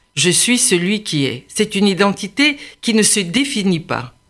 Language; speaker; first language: French; non-native, fluent; Bulgarian